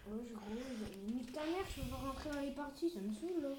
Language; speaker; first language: French; native; French